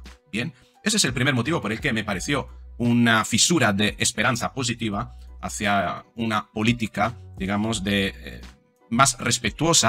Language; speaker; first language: Spanish; native; Spanish